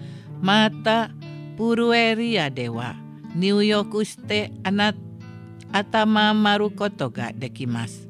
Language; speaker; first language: Japanese; non-native, fluent; Indonesian